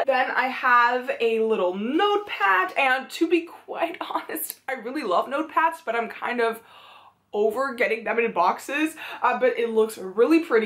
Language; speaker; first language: English; non-native, fluent; Dutch